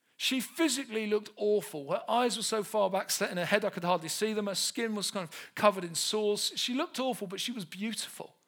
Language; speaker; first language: English; native; English